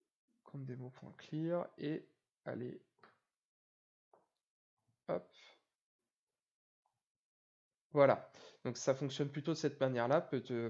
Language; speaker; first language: French; native; French